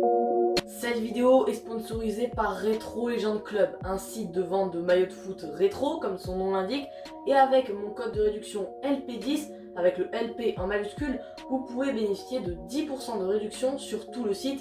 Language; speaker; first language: French; native; French